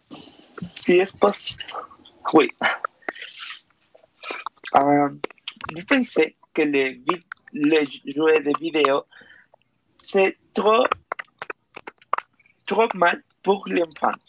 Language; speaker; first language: French; non-native, learner; Spanish